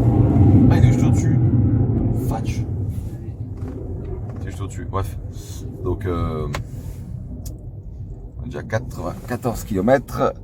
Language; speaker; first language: French; native; French